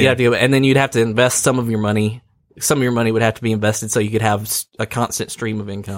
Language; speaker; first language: English; native; English